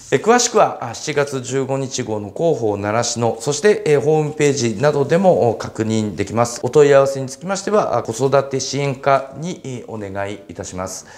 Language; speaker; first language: Japanese; native; Japanese